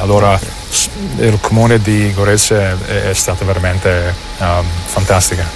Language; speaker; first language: Italian; non-native, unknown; English